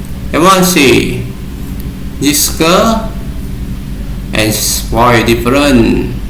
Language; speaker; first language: English; non-native, learner; Vietnamese